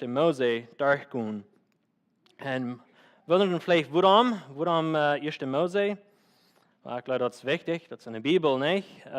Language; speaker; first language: German; non-native, learner; Plautdietsch